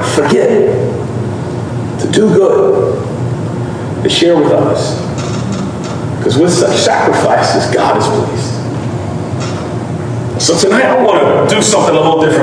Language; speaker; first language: English; native; English